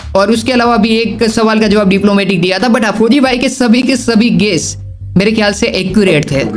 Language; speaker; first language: Hindi; non-native, local second language; Gujarati